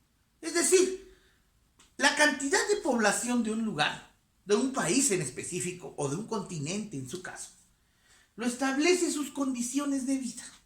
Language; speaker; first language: Spanish; native; Spanish